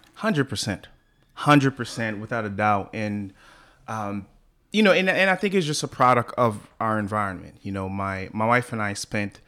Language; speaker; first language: English; early bilingual, other home language; Haitian Creole